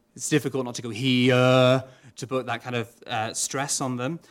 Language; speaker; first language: English; non-native, local second language; Welsh